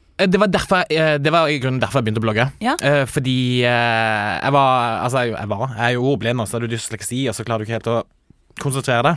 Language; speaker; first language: Norwegian; native; Norwegian